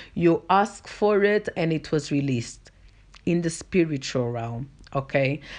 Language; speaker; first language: English; non-native, fluent; Portuguese